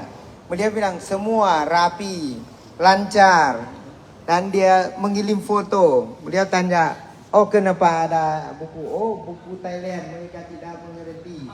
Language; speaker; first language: Indonesian; non-native, learner; Thai